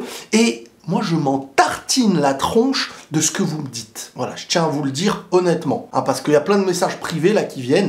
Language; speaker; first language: French; native; French